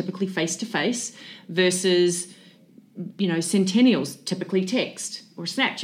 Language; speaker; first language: English; native; English